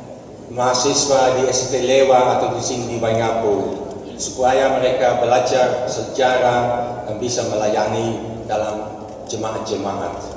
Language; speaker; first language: Indonesian; non-native, fluent; Dutch